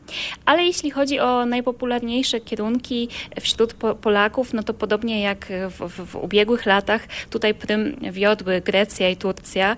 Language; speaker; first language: Polish; native; Polish